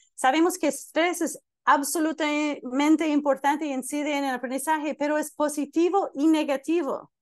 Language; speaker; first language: Spanish; non-native, fluent; English